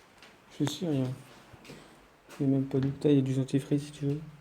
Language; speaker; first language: French; native; French